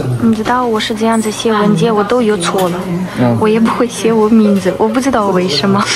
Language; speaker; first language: Chinese; non-native, learner; Ukrainian